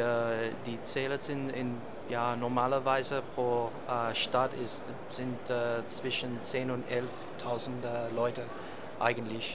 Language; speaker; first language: German; non-native, learner; English